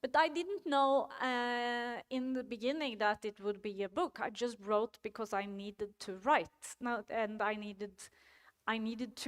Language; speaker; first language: English; non-native, fluent; Norwegian